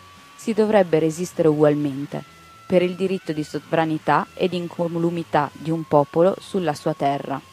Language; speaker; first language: Italian; native; Italian